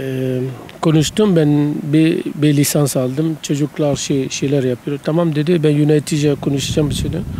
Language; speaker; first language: Turkish; non-native, learner; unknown